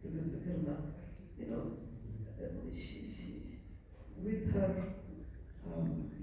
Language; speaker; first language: English; non-native, local second language; Amharic